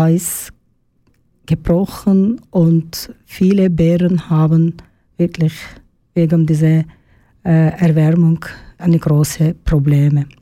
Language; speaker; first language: German; non-native, learner; Turkish